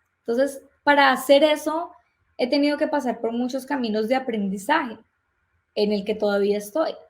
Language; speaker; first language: Spanish; native; Spanish